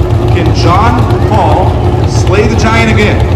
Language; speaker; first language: English; native; English